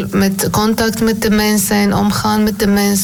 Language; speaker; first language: Dutch; non-native, learner; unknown